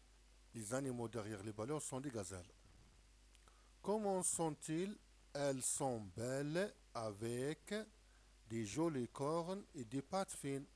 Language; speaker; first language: French; non-native, local second language; Arabic